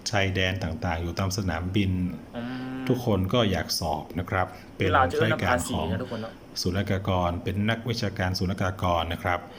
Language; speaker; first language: Thai; native; Thai